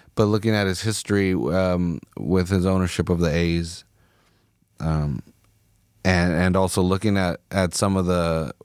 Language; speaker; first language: English; native; English